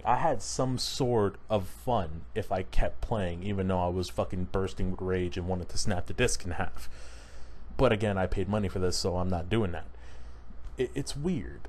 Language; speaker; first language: English; native; English